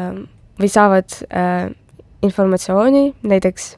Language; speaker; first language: Estonian; non-native, local second language; Russian